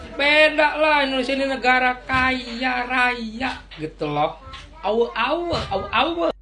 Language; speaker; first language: Indonesian; native; Indonesian